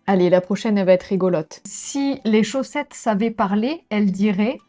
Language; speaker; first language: French; native; French